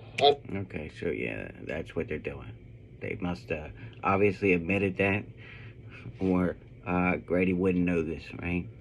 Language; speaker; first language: English; native; English